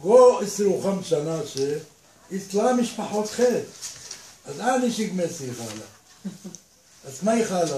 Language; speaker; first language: Hebrew; non-native, fluent; Aramaic